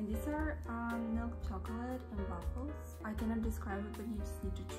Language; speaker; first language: English; non-native, learner; Russian